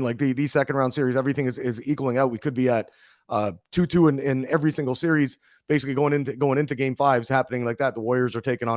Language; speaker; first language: English; native; English